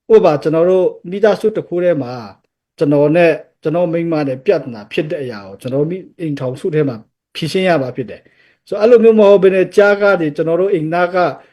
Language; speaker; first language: Burmese; non-native, local second language; Hakha Chin